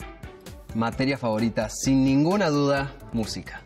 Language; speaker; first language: Spanish; native; Spanish